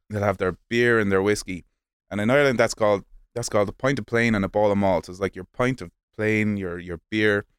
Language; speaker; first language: English; native; English